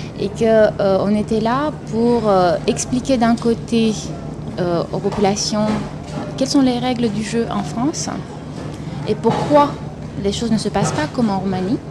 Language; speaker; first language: French; non-native, fluent; Romanian